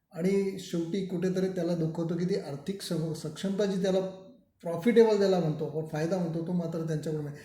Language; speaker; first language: Marathi; native; Marathi